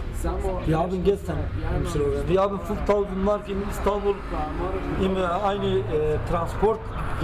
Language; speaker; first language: German; non-native, learner; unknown